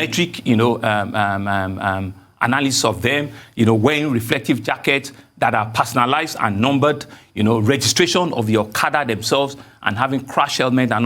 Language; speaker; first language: English; non-native, local second language; Yoruba